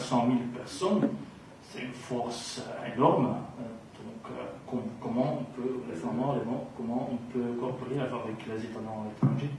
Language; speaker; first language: French; non-native, local second language; Dutch